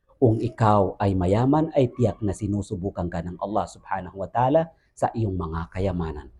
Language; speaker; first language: Filipino; non-native, local second language; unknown